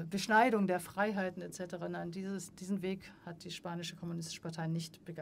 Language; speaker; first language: German; non-native, fluent; Spanish